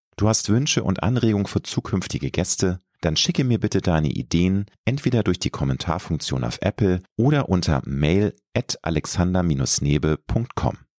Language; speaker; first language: German; native; German